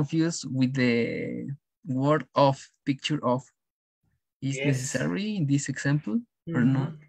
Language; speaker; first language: English; non-native, learner; Spanish